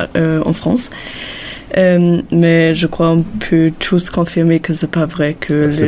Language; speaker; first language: French; non-native, fluent; German